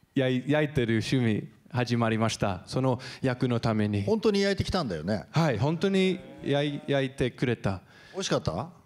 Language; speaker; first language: Japanese; non-native, fluent; English